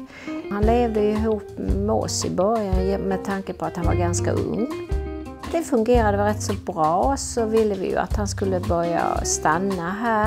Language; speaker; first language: Swedish; native; Swedish